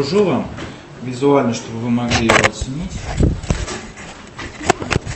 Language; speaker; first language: Russian; native; Russian